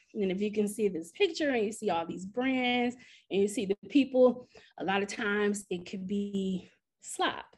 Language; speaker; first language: English; native; English